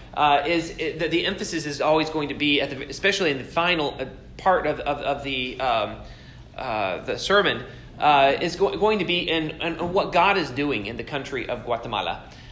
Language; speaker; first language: English; native; English